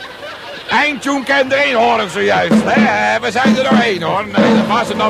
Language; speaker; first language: Dutch; native; Dutch